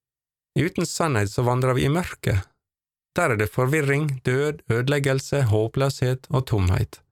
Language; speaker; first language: Norwegian; native; Norwegian